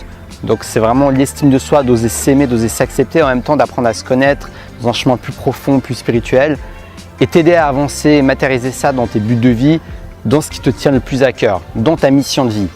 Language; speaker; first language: French; native; French